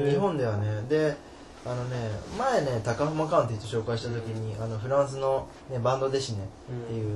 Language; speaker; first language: Japanese; native; Japanese